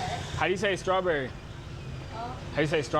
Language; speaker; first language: English; native; English